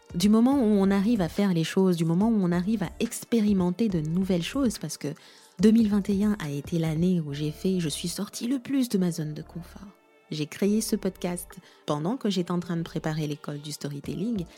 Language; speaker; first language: French; non-native, local second language; Lingala